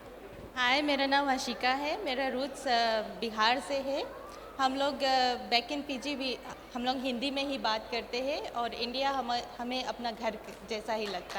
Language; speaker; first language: Hindi; early bilingual, heritage; Hindi